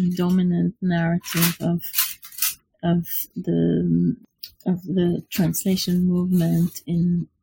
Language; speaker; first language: English; non-native, fluent; Hebrew